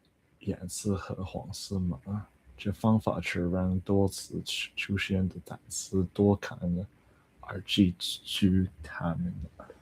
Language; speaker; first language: Chinese; non-native, learner; English